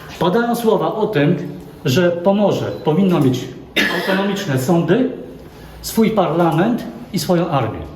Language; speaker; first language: Polish; native; Polish